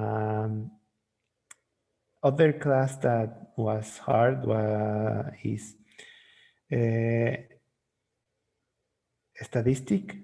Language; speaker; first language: English; non-native, learner; Spanish